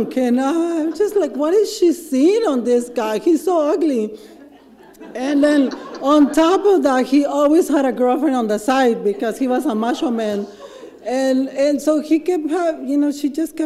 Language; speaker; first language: English; non-native, fluent; Spanish